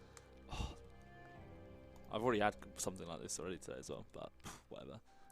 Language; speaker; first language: English; native; English